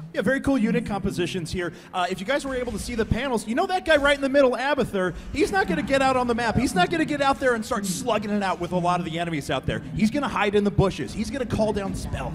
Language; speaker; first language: English; native; English